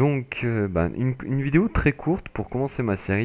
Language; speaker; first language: French; native; French